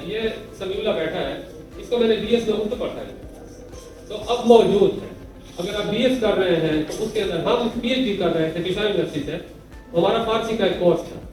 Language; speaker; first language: Urdu; non-native, local second language; Pashto